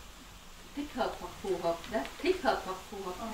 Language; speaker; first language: Vietnamese; native; Vietnamese